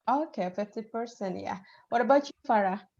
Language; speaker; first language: English; non-native, fluent; Indonesian